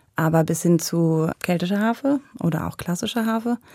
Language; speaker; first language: German; native; German